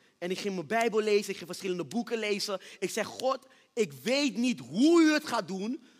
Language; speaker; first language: Dutch; early bilingual, other home language; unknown